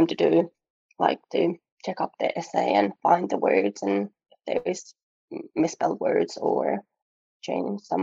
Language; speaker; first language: English; non-native, fluent; Finnish